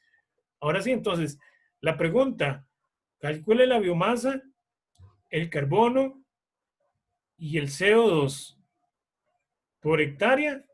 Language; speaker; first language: Spanish; native; Spanish